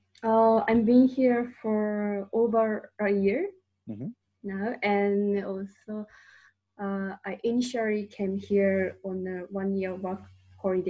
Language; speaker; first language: English; non-native, learner; Japanese